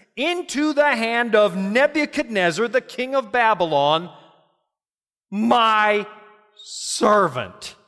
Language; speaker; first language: English; native; English